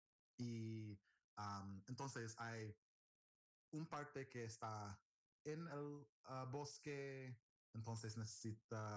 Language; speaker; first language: Spanish; non-native, learner; English